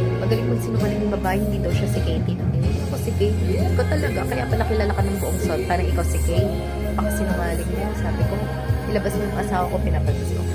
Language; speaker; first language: Filipino; native; Filipino